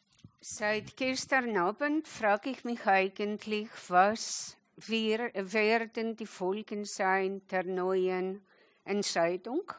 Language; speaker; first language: German; non-native, fluent; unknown